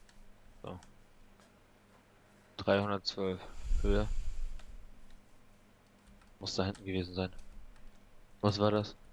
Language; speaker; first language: German; native; German